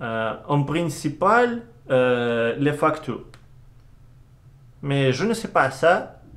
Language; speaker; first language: French; non-native, learner; Russian